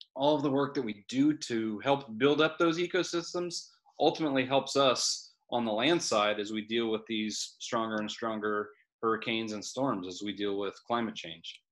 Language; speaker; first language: English; native; English